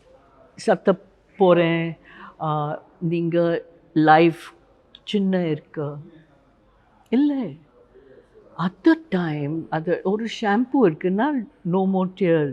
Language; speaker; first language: Tamil; non-native, learner; Hindi